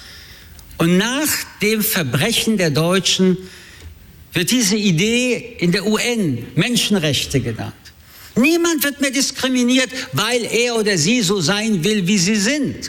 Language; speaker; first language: German; early bilingual, other home language; French